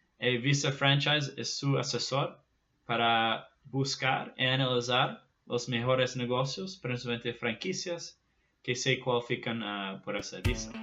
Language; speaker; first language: Spanish; non-native, fluent; Portuguese